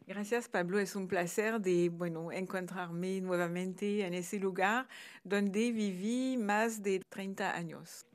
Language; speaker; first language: Spanish; non-native, fluent; French